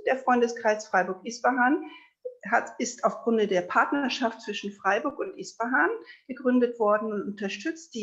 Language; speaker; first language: German; native; German